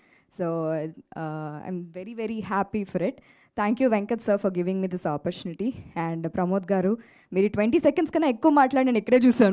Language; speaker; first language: Telugu; early bilingual, heritage; Telugu